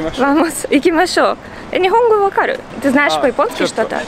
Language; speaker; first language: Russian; non-native, fluent; Japanese